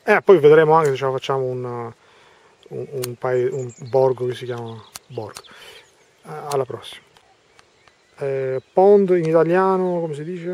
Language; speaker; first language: Italian; early bilingual, other home language; Albanian